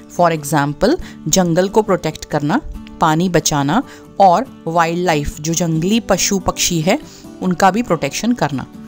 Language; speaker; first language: Hindi; non-native, local second language; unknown